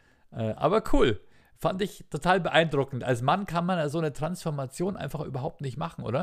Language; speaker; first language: German; native; German